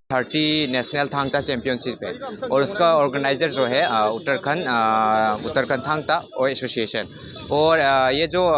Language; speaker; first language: Hindi; non-native, local second language; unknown